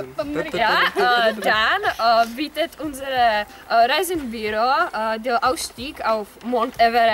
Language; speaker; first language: German; non-native, learner; Czech